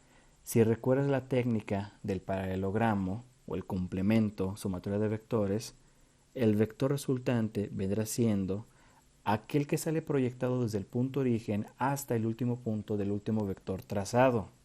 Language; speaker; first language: Spanish; native; Spanish